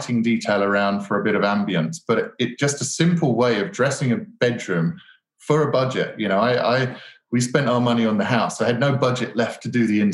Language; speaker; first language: English; native; English